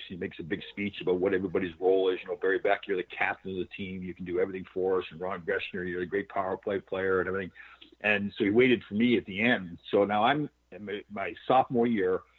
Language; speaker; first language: English; native; English